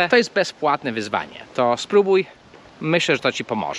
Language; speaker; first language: Polish; non-native, fluent; English